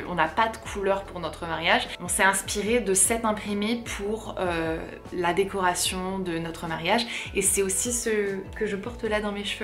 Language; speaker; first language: French; native; French